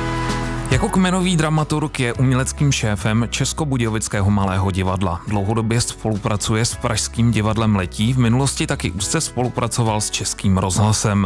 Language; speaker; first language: Czech; native; Czech